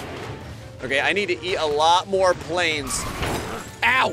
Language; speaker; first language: English; native; English